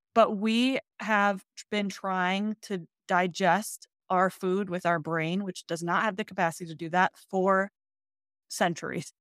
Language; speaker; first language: English; native; English